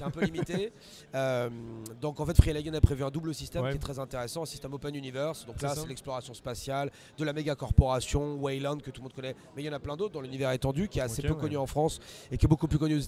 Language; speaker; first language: French; native; French